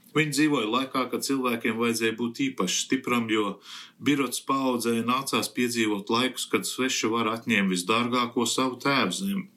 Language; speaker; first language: Latvian; early bilingual, heritage; Latvian